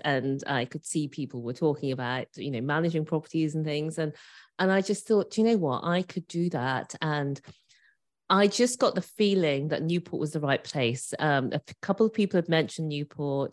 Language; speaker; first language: English; native; English